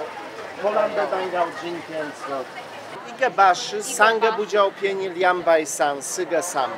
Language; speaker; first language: Chinese; non-native, learner; Polish